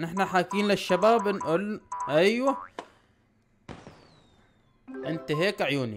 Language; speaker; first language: Arabic; native; Arabic